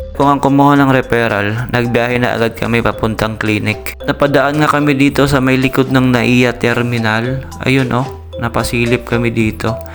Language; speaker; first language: Filipino; native; Filipino